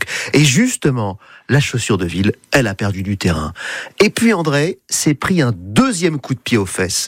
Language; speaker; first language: French; native; French